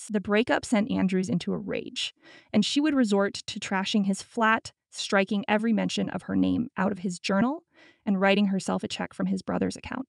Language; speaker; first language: English; native; English